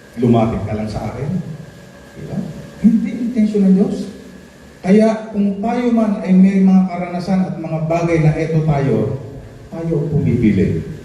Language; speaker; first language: Filipino; native; Filipino